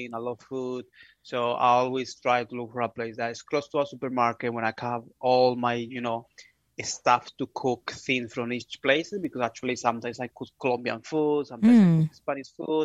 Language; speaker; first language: English; non-native, fluent; Spanish